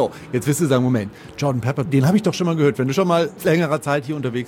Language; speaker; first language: German; native; German